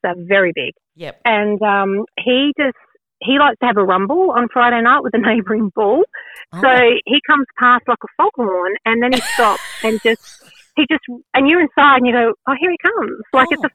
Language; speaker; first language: English; native; English